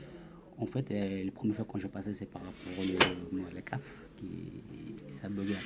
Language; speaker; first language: French; non-native, learner; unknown